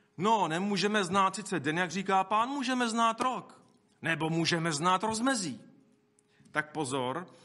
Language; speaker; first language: Czech; native; Czech